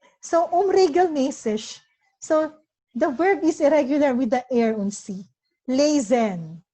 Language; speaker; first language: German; non-native, learner; Filipino